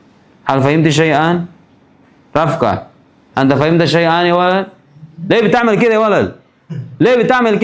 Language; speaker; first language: Arabic; non-native, fluent; Indonesian